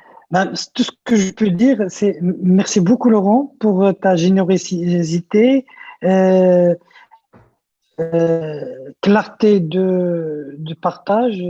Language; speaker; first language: French; non-native, local second language; Arabic